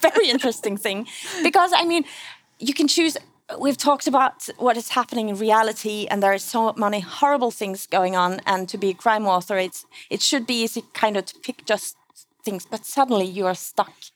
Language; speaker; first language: English; non-native, fluent; Norwegian